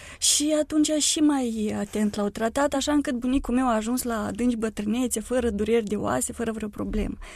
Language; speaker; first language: Romanian; native; Romanian